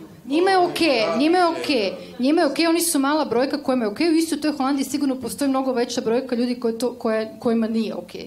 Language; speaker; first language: Serbian; native; Serbian